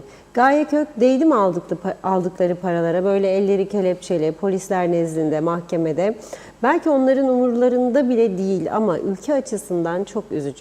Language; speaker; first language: Turkish; native; Turkish